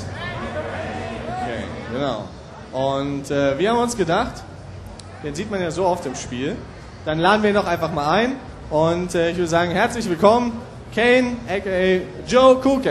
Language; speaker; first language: German; native; German